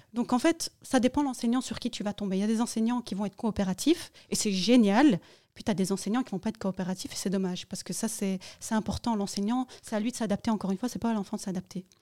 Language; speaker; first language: French; early bilingual, other home language; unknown